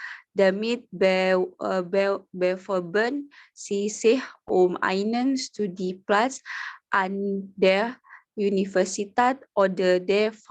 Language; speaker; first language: German; non-native, learner; Indonesian